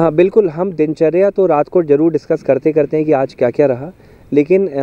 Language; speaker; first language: Hindi; native; Hindi